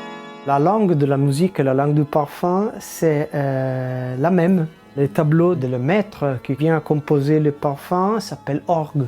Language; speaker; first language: French; non-native, learner; Italian